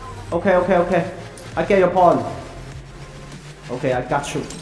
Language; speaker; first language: English; non-native, learner; Chinese